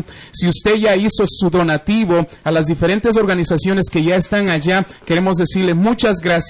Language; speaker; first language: Spanish; native; Spanish